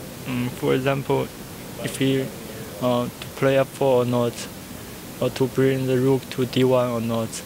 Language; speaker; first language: English; non-native, learner; Chinese